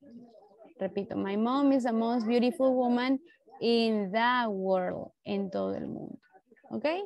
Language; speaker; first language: English; non-native, learner; Spanish